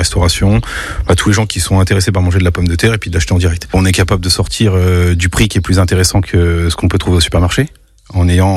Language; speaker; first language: French; native; French